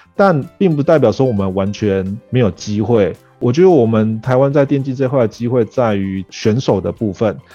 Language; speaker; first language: Chinese; early bilingual, heritage; Chinese